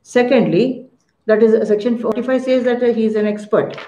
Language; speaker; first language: English; non-native, local second language; Kannada